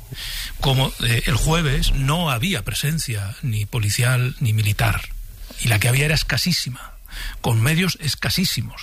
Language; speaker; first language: Spanish; native; Spanish